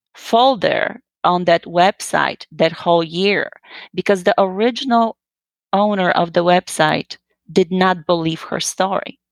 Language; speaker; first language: English; non-native, fluent; Polish